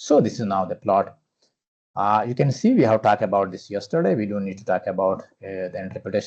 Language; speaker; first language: English; non-native, fluent; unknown